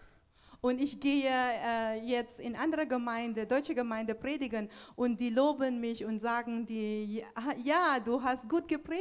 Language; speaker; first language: German; non-native, fluent; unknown